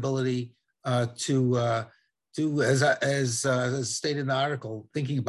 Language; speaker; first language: English; non-native, fluent; Italian